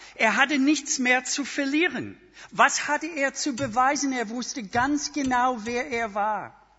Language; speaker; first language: German; non-native, fluent; English